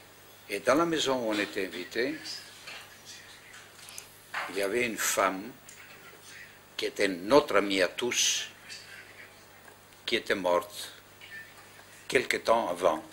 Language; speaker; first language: French; non-native, fluent; Greek